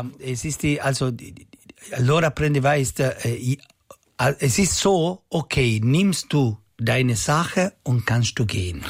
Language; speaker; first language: German; non-native, learner; Italian